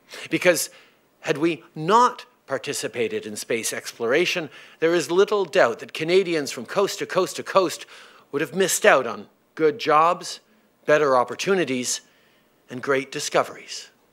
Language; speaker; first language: English; early bilingual, other home language; French